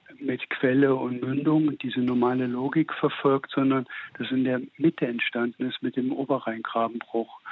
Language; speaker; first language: German; native; German